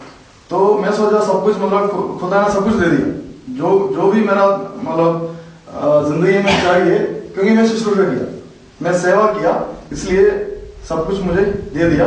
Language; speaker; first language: Hindi; non-native, local second language; Malayalam